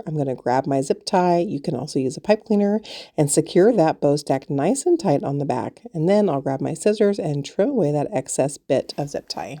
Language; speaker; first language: English; native; English